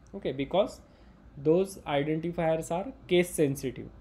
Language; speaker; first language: Hindi; non-native, local second language; Marathi